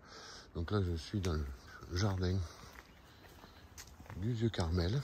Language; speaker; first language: French; native; French